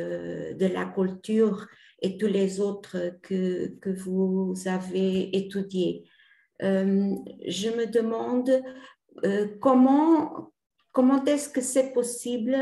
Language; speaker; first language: French; non-native, fluent; Portuguese